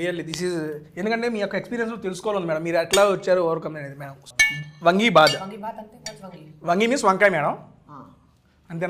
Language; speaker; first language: Telugu; native; Telugu